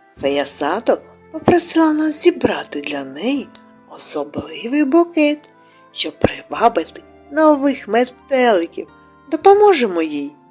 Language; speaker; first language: Ukrainian; native; Ukrainian